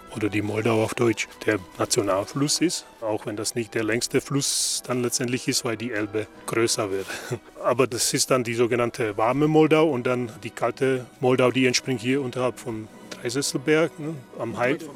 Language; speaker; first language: German; non-native, fluent; Slovak